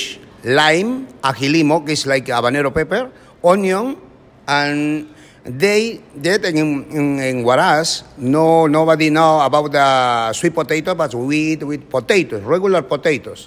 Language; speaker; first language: English; non-native, learner; Spanish